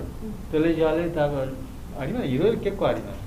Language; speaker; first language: Japanese; non-native, learner; Bangla